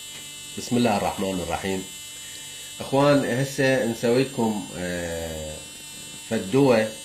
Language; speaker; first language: Arabic; native; Arabic